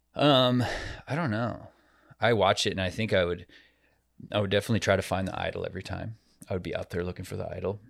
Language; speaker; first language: English; native; English